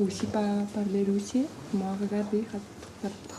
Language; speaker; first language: French; non-native, learner; Russian